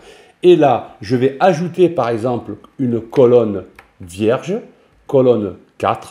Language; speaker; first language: French; native; French